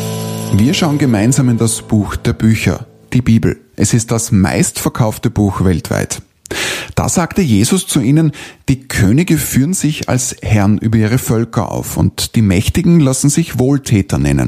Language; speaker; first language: German; native; German